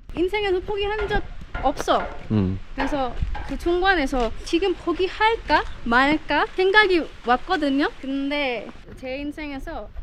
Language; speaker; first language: Korean; non-native, fluent; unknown